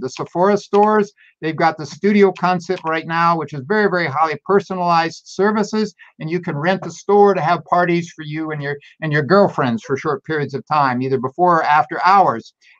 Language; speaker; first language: English; native; English